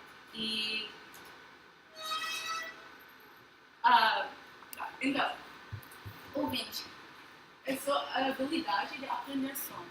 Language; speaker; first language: Portuguese; non-native, fluent; English